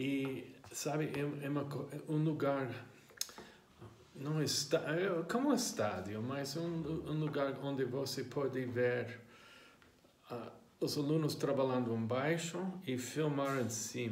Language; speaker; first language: Portuguese; non-native, fluent; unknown